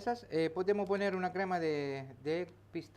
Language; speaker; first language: Spanish; non-native, learner; Italian